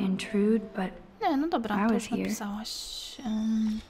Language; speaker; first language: Polish; native; Polish